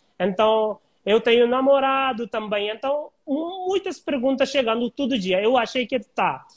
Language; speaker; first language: Portuguese; non-native, learner; Hindi